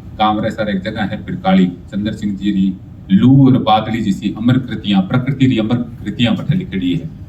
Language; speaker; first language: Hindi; non-native, local second language; Punjabi